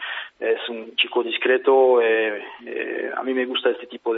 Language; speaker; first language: Spanish; non-native, fluent; French